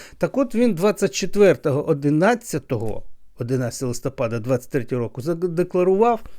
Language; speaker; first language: Ukrainian; native; Ukrainian